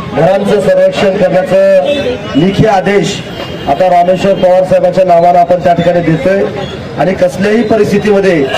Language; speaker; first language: Marathi; native; Marathi